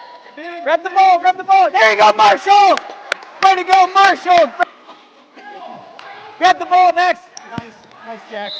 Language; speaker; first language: English; native; English